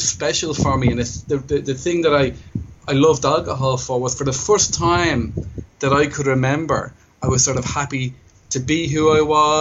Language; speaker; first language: English; native; English